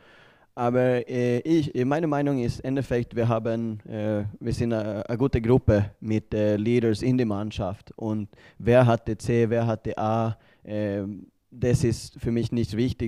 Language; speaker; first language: German; non-native, learner; Swedish